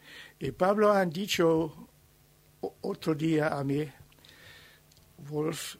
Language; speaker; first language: Spanish; non-native, learner; German